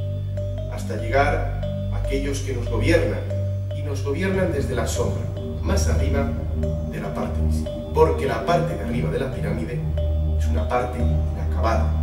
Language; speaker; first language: Spanish; native; Spanish